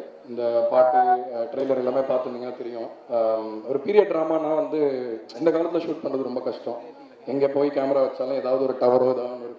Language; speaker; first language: Tamil; native; Tamil